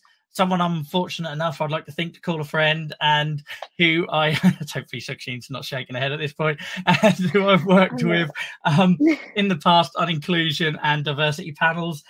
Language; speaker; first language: English; native; English